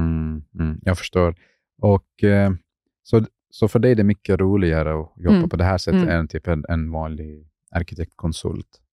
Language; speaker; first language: Swedish; non-native, fluent; Arabic